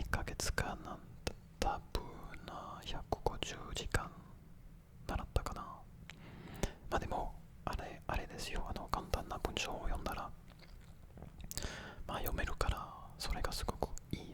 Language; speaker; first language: Japanese; non-native, fluent; French